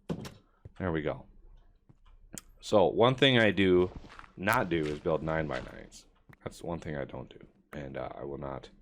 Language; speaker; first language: English; native; English